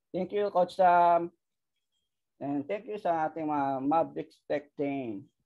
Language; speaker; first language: Filipino; native; Filipino